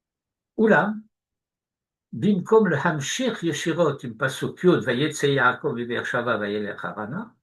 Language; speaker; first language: Hebrew; non-native, fluent; French